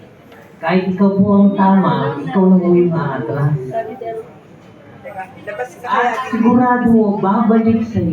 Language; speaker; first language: Filipino; native; Filipino